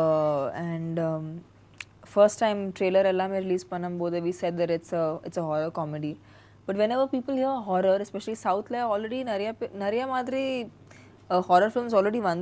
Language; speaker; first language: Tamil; non-native, fluent; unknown